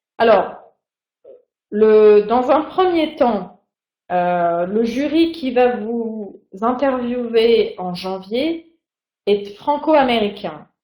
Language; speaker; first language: French; native; French